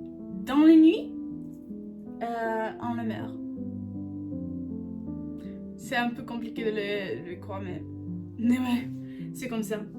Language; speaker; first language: French; non-native, learner; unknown